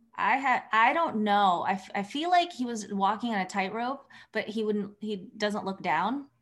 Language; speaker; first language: English; early bilingual, other home language; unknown